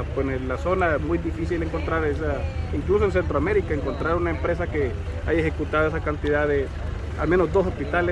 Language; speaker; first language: Spanish; native; Spanish